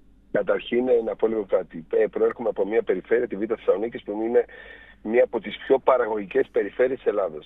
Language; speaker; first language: Greek; native; Greek